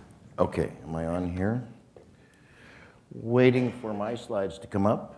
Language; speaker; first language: English; native; English